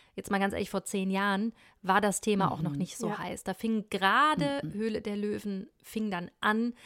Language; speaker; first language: German; native; German